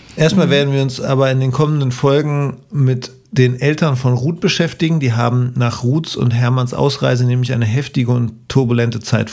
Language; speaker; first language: German; native; German